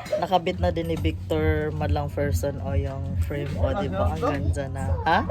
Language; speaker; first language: Filipino; non-native, local second language; Cebuano